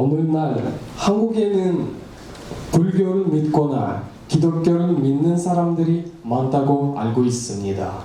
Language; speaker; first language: Korean; non-native, learner; Kyrgyz